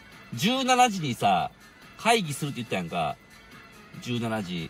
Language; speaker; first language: Japanese; native; Japanese